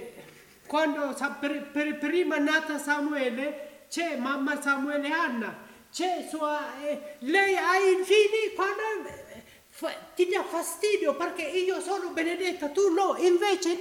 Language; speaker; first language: Italian; non-native, learner; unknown